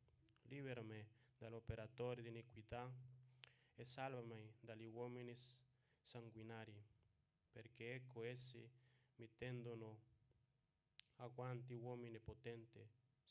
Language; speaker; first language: Italian; non-native, fluent; Spanish